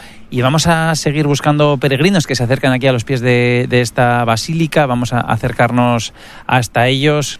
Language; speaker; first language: Spanish; native; Spanish